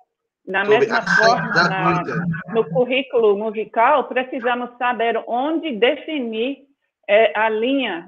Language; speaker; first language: Portuguese; non-native, fluent; English